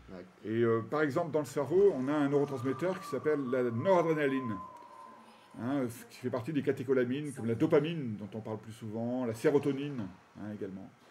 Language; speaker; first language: French; native; French